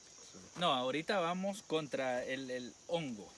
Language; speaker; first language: Spanish; native; Spanish